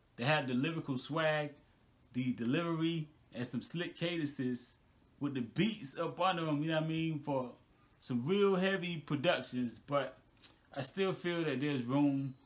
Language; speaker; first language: English; native; English